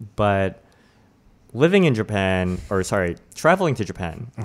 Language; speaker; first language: English; native; English